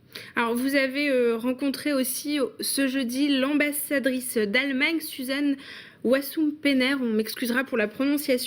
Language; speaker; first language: French; native; French